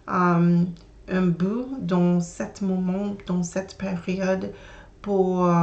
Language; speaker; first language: French; non-native, learner; English